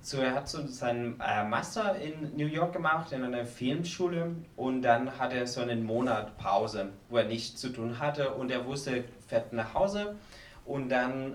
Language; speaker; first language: German; non-native, fluent; Spanish